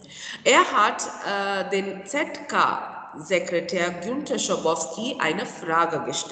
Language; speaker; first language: German; non-native, fluent; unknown